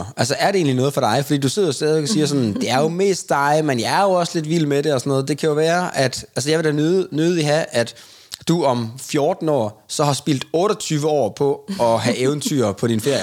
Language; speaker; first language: Danish; native; Danish